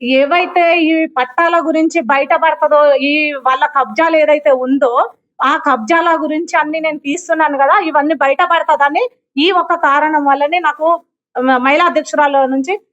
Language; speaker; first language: Telugu; native; Telugu